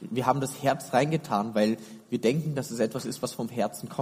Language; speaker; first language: German; native; German